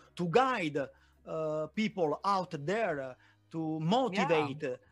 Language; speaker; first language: English; non-native, fluent; Italian